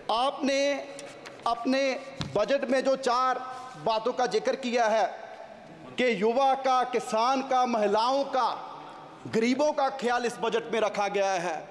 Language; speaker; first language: Hindi; native; Hindi